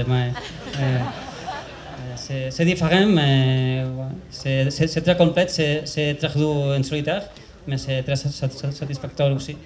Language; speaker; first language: French; non-native, learner; Spanish